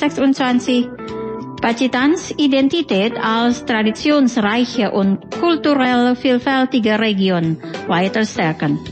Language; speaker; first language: German; non-native, fluent; Indonesian